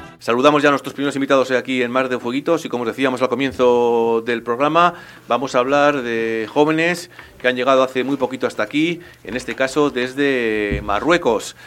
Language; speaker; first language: Spanish; native; Spanish